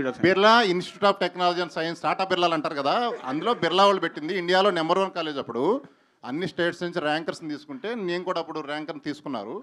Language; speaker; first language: Telugu; native; Telugu